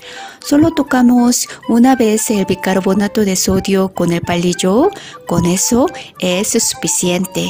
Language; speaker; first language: Spanish; non-native, fluent; Korean